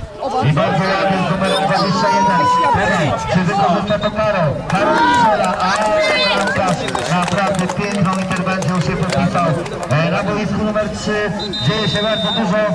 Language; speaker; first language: Polish; native; Polish